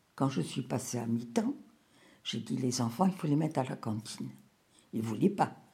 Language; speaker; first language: French; native; French